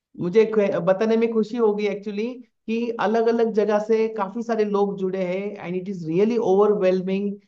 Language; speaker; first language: Hindi; non-native, local second language; Marathi